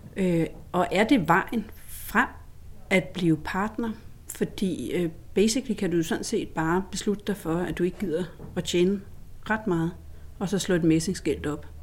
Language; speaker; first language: Danish; native; Danish